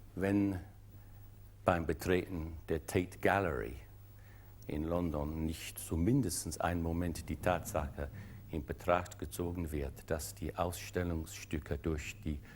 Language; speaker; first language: German; non-native, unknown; English